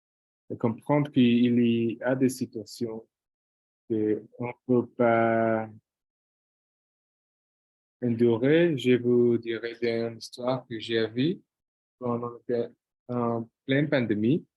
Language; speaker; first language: French; non-native, fluent; Portuguese